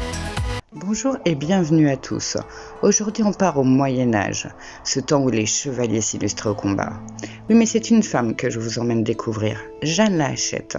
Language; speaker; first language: French; native; French